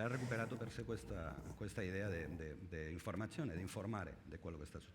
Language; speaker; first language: Italian; non-native, fluent; Spanish